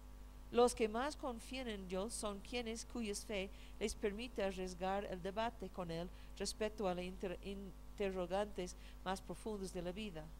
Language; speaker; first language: Spanish; non-native, fluent; English